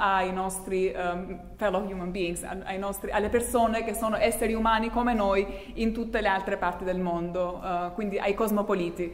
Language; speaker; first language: Italian; non-native, fluent; Albanian